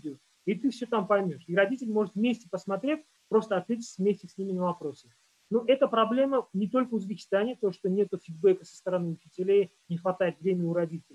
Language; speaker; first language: Russian; non-native, learner; Kyrgyz